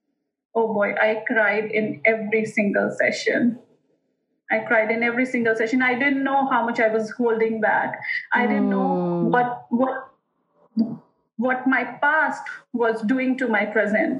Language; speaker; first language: English; non-native, local second language; Hindi